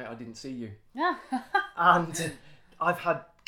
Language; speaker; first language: English; native; English